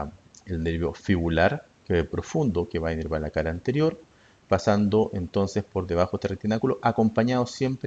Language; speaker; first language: Spanish; native; Spanish